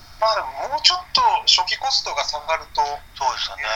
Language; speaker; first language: Japanese; native; Japanese